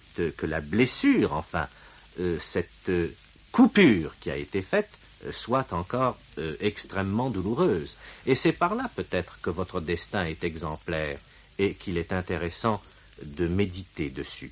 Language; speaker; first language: French; native; French